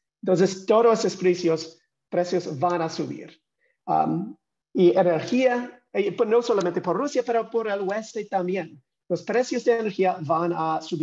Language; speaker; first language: Spanish; non-native, fluent; English